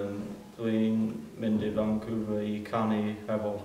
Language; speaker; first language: Welsh; non-native, local second language; English